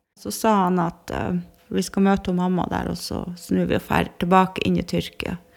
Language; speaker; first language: Norwegian; native; Norwegian